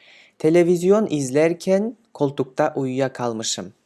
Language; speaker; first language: Turkish; non-native, fluent; Kyrgyz